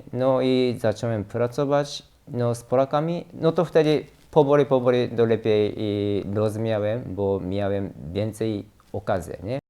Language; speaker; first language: Polish; non-native, learner; Japanese